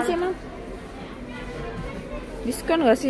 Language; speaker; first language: Indonesian; native; Indonesian